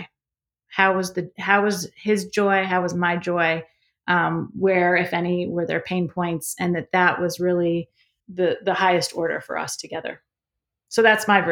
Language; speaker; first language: English; native; English